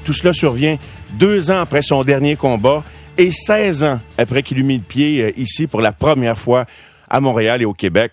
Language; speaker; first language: French; native; French